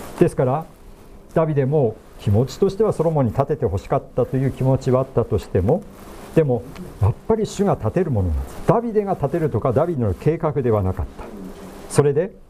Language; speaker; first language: Japanese; native; Japanese